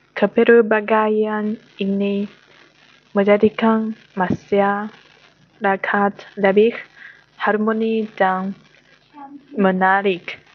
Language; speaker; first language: Indonesian; non-native, learner; Chinese